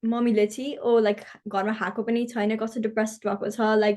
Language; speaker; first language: Nepali; early bilingual, heritage; Nepali